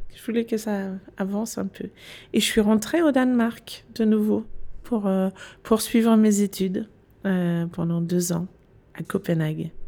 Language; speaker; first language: French; non-native, fluent; Danish